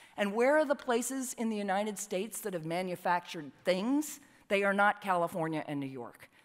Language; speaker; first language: English; native; English